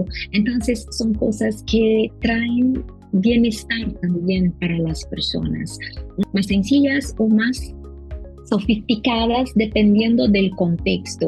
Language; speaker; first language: Spanish; non-native, fluent; Portuguese